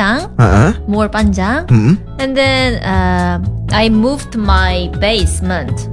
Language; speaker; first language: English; non-native, learner; Indonesian